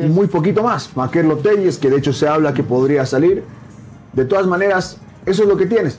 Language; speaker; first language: Spanish; native; Spanish